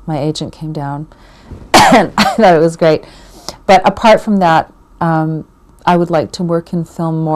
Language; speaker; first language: English; native; English